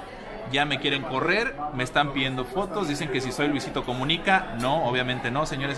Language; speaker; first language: Spanish; native; Spanish